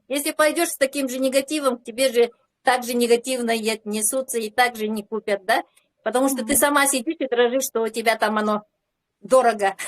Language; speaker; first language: Russian; native; Russian